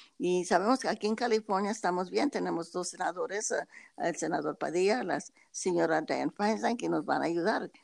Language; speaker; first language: Spanish; early bilingual, heritage; Spanish